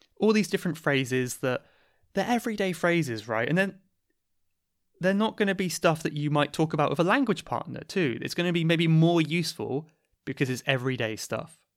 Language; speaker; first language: English; native; English